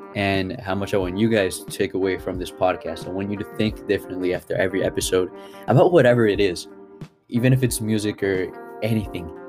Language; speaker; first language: English; early bilingual, other home language; Spanish